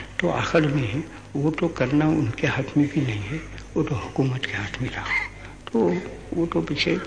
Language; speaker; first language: Hindi; non-native, local second language; Gujarati